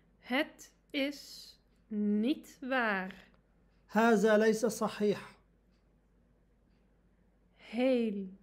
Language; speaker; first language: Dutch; non-native, fluent; Arabic